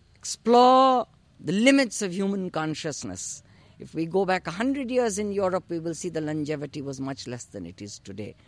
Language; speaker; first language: English; non-native, local second language; Urdu